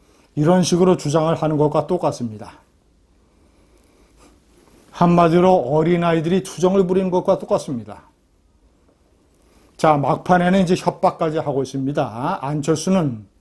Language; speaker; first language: Korean; native; Korean